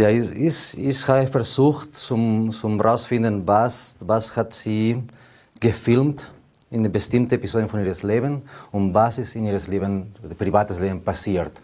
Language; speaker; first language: German; non-native, learner; Spanish